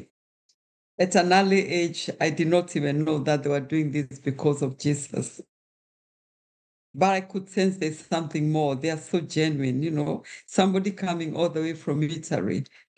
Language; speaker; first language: English; non-native, local second language; Kikuyu